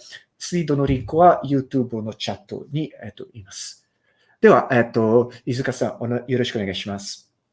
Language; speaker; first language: Japanese; non-native, fluent; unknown